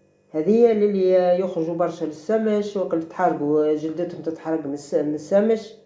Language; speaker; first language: Arabic; native; Arabic